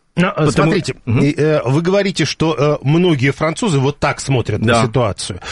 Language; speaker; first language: Russian; native; Russian